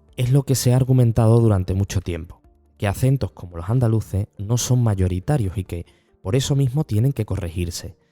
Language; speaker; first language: Spanish; native; Spanish